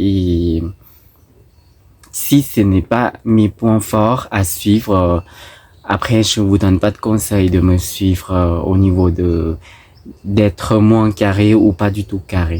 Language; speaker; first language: French; non-native, fluent; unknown